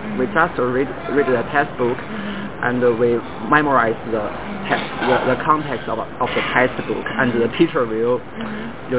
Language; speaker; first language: English; non-native, fluent; Chinese